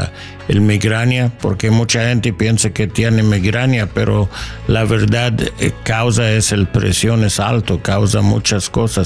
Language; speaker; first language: Spanish; non-native, learner; English